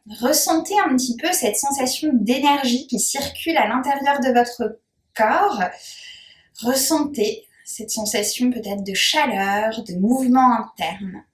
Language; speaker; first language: French; native; French